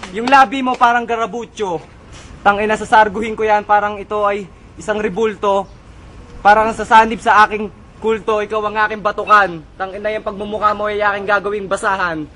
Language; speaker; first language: Filipino; native; Filipino